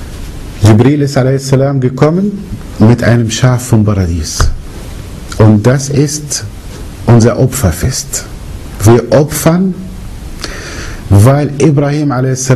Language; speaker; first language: German; early bilingual, other home language; Arabic